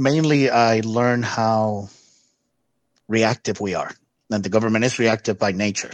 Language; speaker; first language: English; non-native, fluent; Spanish